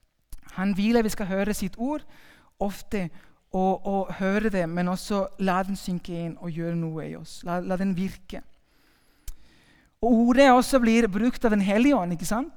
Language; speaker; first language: Norwegian; non-native, fluent; Spanish